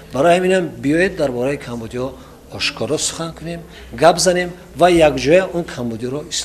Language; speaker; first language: Persian; native; Persian